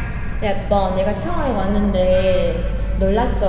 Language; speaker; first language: Korean; non-native, learner; Vietnamese